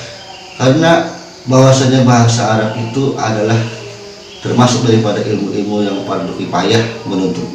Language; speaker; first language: Indonesian; non-native, local second language; Banjar